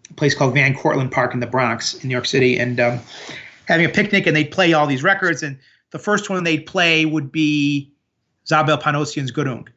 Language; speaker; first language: English; early bilingual, other home language; Armenian